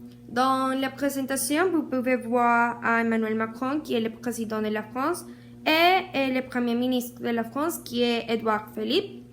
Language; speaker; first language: French; non-native, learner; Spanish